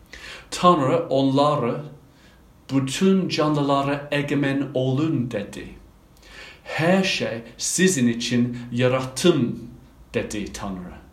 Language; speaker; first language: Turkish; non-native, fluent; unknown